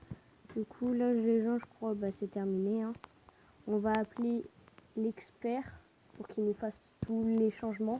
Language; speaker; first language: French; native; French